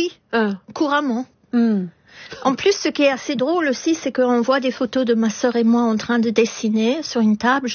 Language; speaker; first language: French; non-native, fluent; English